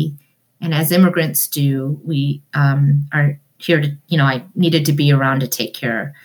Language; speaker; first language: English; early bilingual, other home language; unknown